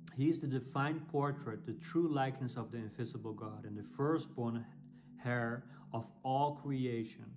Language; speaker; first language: English; non-native, fluent; Dutch